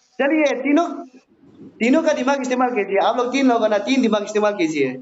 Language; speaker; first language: Hindi; non-native, local second language; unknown